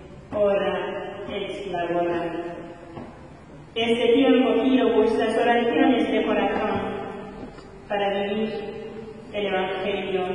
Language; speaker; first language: Spanish; non-native, fluent; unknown